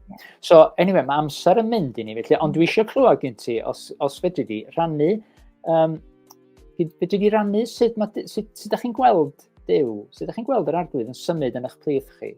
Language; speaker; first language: Welsh; native; Welsh